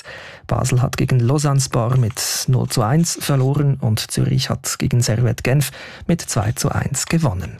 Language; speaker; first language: German; native; German